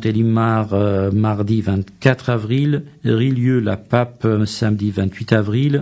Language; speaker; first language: French; native; French